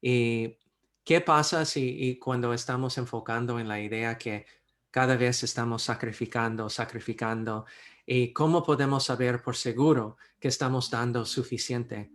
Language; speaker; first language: Spanish; non-native, fluent; English